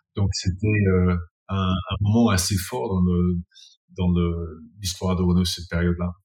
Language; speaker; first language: French; non-native, fluent; English